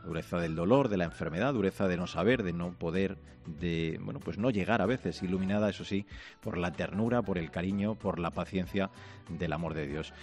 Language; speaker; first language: Spanish; native; Spanish